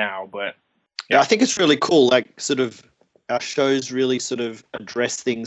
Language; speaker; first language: English; native; English